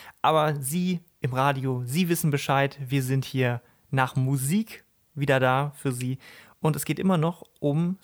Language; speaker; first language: German; native; German